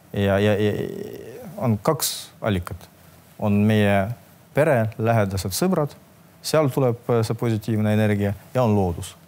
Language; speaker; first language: Estonian; non-native, local second language; Russian